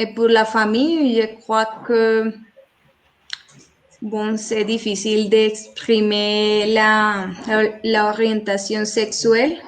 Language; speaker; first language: French; non-native, learner; Spanish